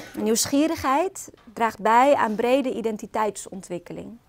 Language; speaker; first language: Dutch; early bilingual, other home language; Arabic